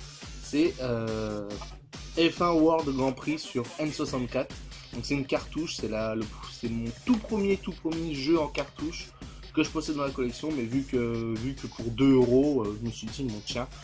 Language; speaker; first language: French; native; French